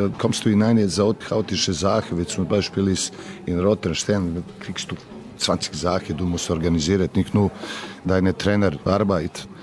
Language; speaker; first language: German; non-native, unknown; Serbian